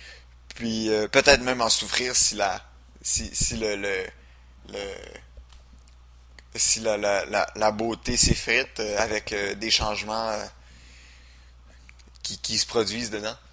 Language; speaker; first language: French; native; French